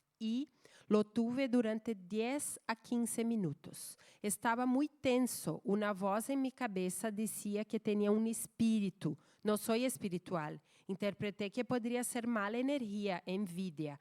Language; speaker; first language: Spanish; non-native, fluent; Portuguese